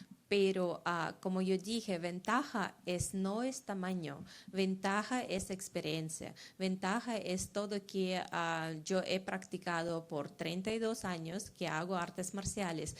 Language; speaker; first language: Spanish; non-native, learner; Russian